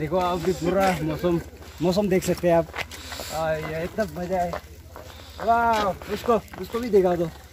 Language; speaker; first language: Hindi; non-native, local second language; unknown